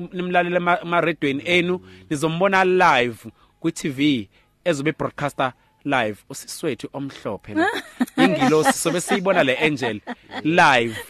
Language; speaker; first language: Zulu; native; Zulu